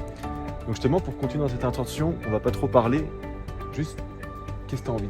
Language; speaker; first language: French; native; French